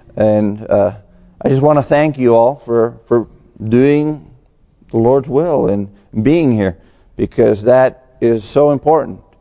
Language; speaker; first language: English; native; English